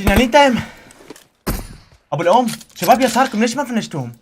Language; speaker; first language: Arabic; native; Arabic